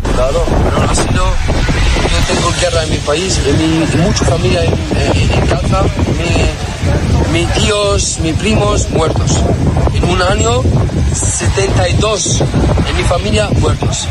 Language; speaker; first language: Spanish; non-native, learner; Arabic